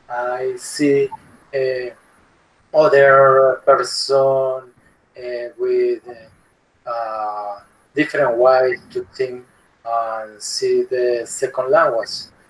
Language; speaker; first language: English; non-native, learner; Spanish